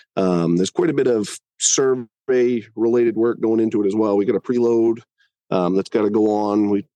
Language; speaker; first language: English; native; English